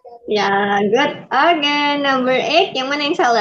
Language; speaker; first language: Indonesian; native; Indonesian